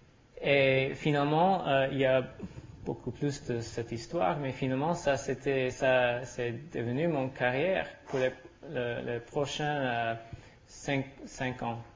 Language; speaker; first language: French; non-native, learner; English